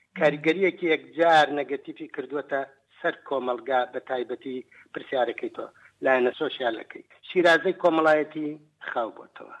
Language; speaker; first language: Central Kurdish; native; Central Kurdish